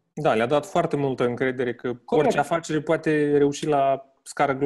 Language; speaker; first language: Romanian; native; Romanian